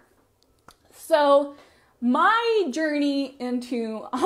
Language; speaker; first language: English; native; English